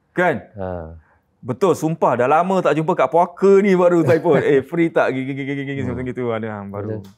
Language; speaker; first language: Malay; native; Malay